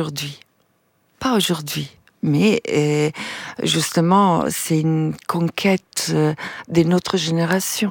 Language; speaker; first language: French; non-native, fluent; Italian